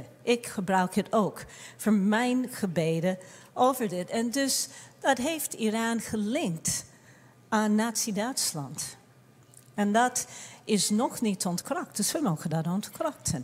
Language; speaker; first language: Dutch; non-native, fluent; English